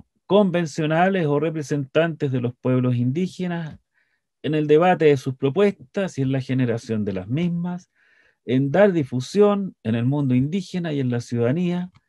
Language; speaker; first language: Spanish; native; Spanish